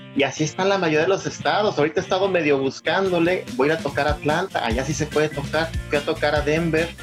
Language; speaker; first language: Spanish; native; Spanish